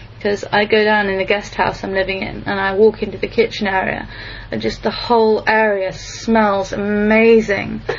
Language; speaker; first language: English; native; English